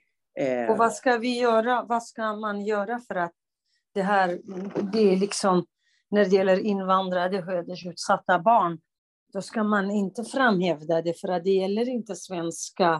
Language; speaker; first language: Swedish; non-native, fluent; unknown